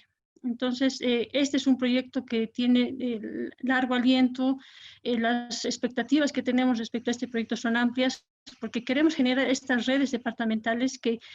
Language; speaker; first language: Spanish; native; Spanish